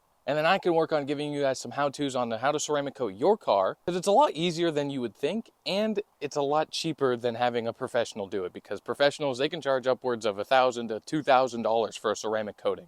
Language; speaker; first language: English; native; English